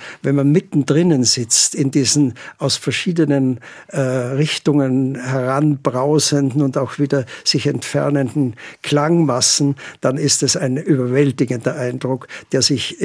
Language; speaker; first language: German; native; German